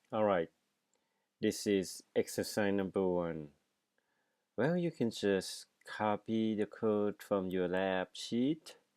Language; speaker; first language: English; non-native, fluent; Thai